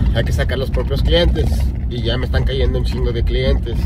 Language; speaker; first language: Spanish; early bilingual, heritage; Spanish